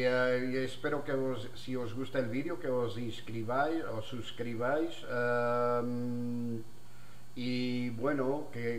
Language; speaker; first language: Spanish; non-native, fluent; Portuguese